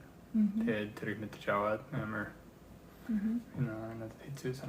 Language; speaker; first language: Mongolian; early bilingual, heritage; English